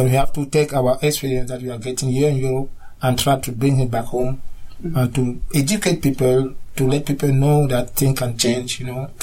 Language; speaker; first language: English; non-native, learner; French